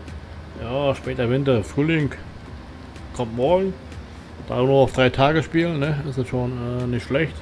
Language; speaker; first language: German; native; German